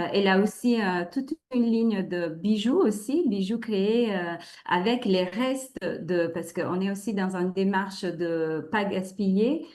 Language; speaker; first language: French; non-native, fluent; Italian